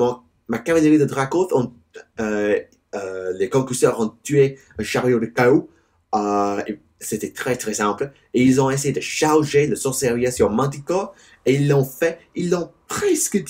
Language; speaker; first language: French; non-native, learner; English